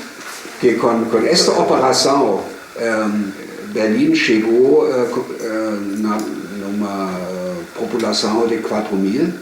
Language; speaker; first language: Portuguese; non-native, fluent; German